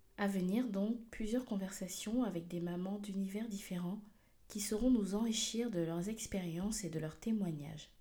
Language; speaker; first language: French; native; French